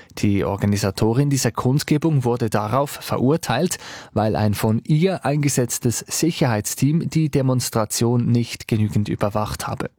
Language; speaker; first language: German; native; German